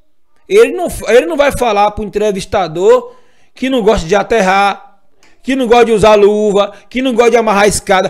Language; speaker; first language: Portuguese; native; Portuguese